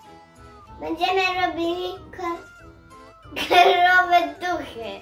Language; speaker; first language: Polish; early bilingual, heritage; Polish